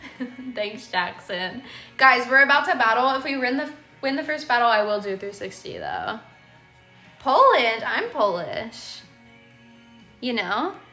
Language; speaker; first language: English; native; English